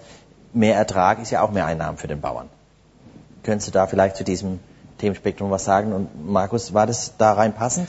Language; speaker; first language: German; native; German